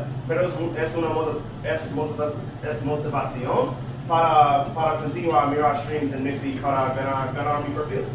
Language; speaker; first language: Spanish; non-native, learner; English